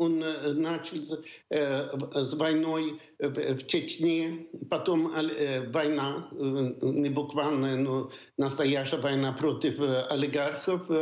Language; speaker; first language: Russian; non-native, fluent; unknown